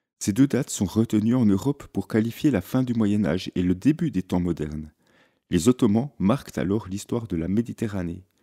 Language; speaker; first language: French; native; French